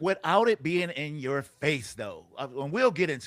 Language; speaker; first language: English; native; English